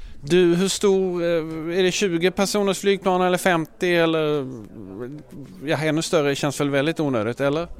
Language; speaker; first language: Swedish; native; Swedish